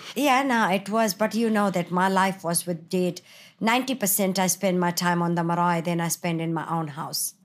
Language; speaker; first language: English; non-native, fluent; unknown